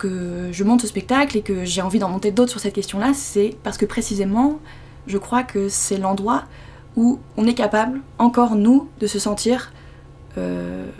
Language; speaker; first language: French; native; French